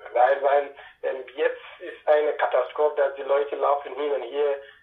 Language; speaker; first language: German; non-native, learner; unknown